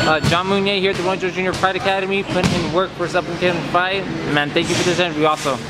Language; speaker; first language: English; native; English